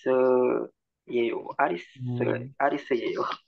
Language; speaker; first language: Korean; non-native, learner; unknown